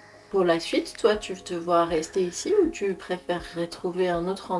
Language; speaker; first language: French; native; French